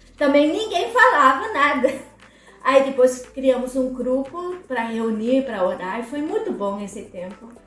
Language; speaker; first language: Portuguese; non-native, fluent; German